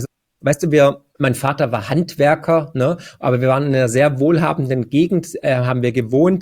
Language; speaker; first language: German; native; German